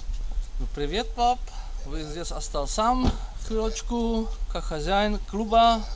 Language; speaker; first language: Russian; early bilingual, heritage; Russian